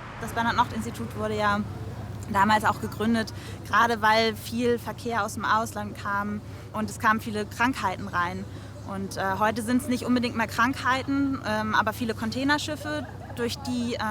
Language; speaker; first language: German; native; German